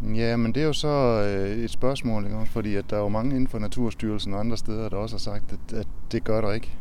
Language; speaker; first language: Danish; native; Danish